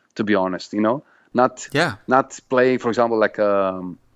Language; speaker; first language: English; non-native, fluent; Greek